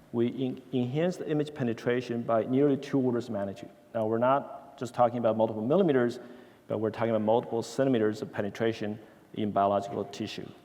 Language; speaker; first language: English; non-native, fluent; Chinese